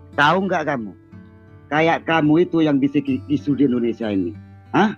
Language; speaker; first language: Indonesian; non-native, local second language; Madurese